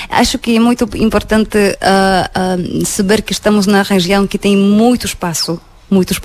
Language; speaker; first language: Portuguese; non-native, fluent; Polish